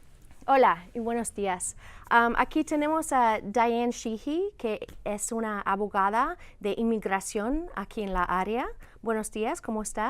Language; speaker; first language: Spanish; non-native, fluent; English